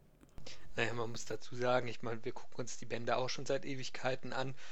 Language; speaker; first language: German; native; German